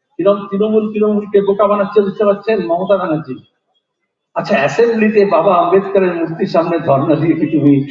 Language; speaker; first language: Bangla; native; Bangla